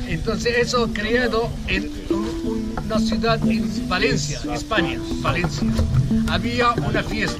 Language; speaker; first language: Spanish; non-native, fluent; Arabic